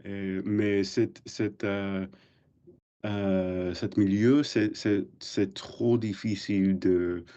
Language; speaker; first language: French; non-native, learner; English